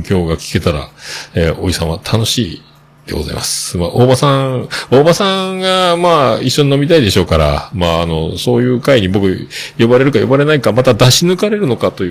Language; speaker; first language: Japanese; native; Japanese